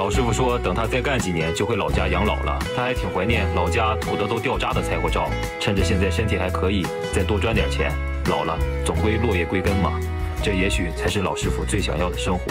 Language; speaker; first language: Chinese; native; Chinese